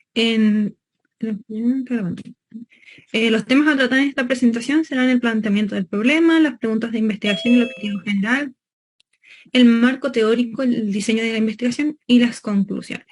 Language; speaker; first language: Spanish; native; Spanish